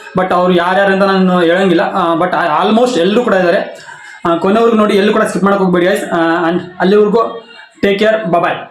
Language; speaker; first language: Kannada; non-native, local second language; Lambadi